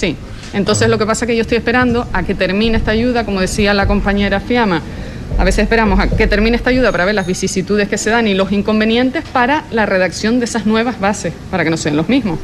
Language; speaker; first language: Spanish; native; Spanish